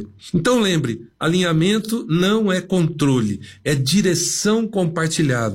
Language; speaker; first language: Portuguese; native; Portuguese